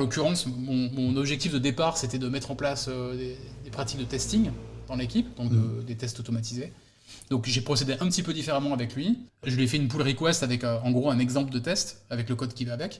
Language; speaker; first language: French; native; French